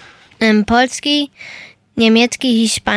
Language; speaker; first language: Polish; early bilingual, heritage; Polish